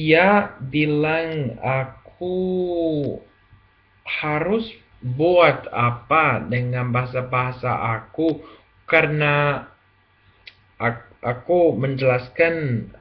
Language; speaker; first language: Indonesian; non-native, learner; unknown